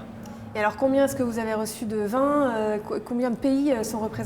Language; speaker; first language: French; native; French